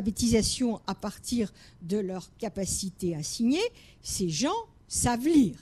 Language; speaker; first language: French; native; French